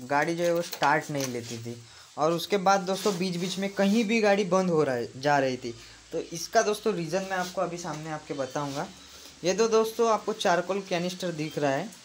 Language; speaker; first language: Hindi; non-native, local second language; Marathi